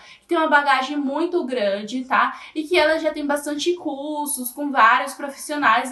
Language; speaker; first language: Portuguese; native; Portuguese